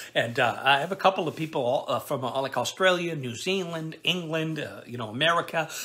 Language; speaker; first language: English; native; English